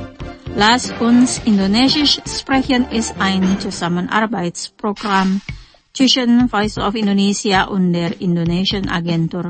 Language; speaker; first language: German; non-native, fluent; Indonesian